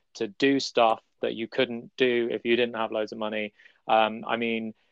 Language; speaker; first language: English; native; English